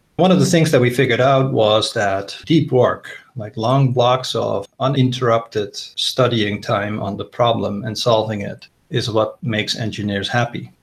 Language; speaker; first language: English; non-native, fluent; Dutch